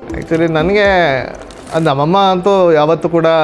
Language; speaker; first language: Kannada; native; Kannada